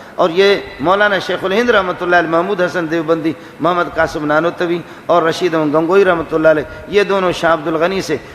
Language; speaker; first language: Urdu; non-native, local second language; Baluchi